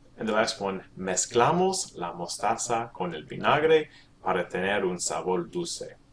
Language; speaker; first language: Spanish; non-native, fluent; English